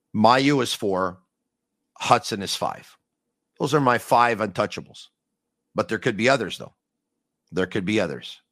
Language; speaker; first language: English; native; English